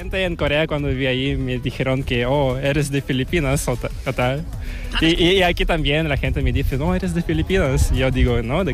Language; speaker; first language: Spanish; non-native, fluent; Korean